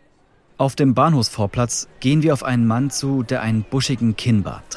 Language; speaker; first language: German; native; German